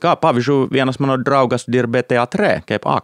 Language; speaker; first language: Lithuanian; non-native, fluent; Finnish